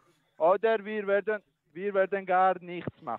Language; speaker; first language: German; non-native, learner; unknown